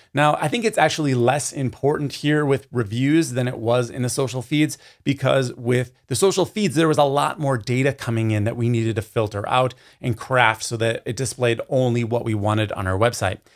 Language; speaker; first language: English; native; English